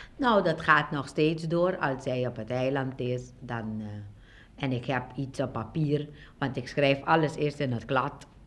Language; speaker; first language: Dutch; non-native, local second language; Papiamento